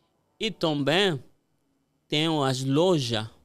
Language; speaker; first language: Portuguese; non-native, fluent; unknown